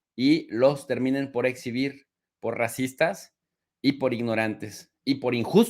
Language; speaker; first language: Spanish; native; Spanish